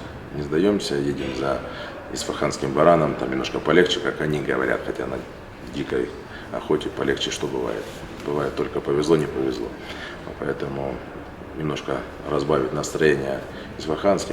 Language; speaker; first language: Russian; native; Russian